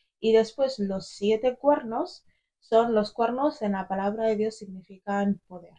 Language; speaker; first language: Spanish; early bilingual, other home language; English